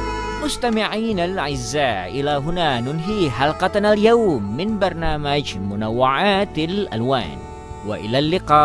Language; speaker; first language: Arabic; non-native, fluent; Indonesian